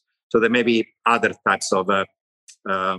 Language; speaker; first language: English; non-native, fluent; Italian